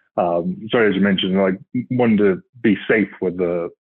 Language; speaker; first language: English; native; English